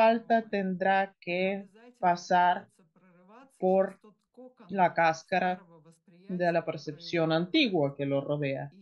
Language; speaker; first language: Spanish; non-native, fluent; Russian